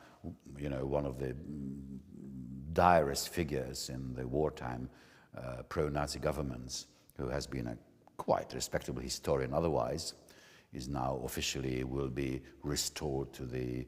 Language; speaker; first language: English; non-native, fluent; Hungarian